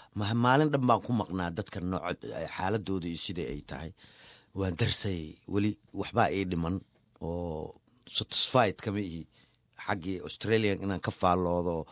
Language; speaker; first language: Somali; native; Somali